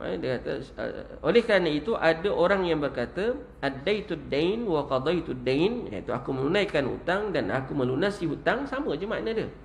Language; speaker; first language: Malay; native; Malay